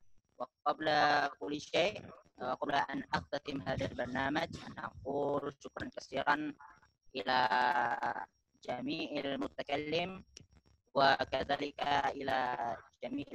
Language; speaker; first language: Arabic; non-native, learner; Indonesian